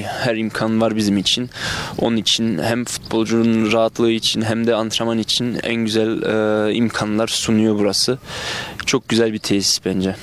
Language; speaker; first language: Turkish; early bilingual, other home language; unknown